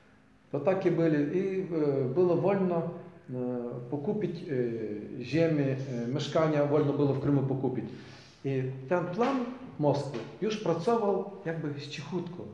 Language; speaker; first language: Polish; non-native, learner; Ukrainian